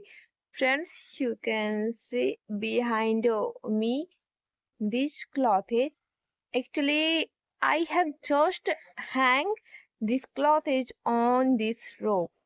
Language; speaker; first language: English; non-native, learner; Hindi